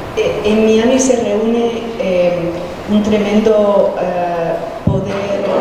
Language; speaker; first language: Spanish; early bilingual, heritage; Spanish